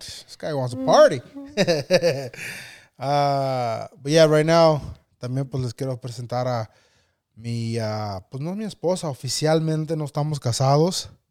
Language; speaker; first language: Spanish; early bilingual, heritage; Spanish